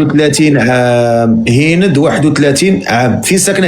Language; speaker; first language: Arabic; native; Arabic